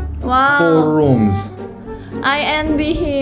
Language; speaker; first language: English; non-native, learner; Korean